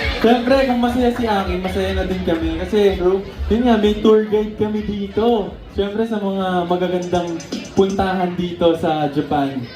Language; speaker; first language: Filipino; native; Filipino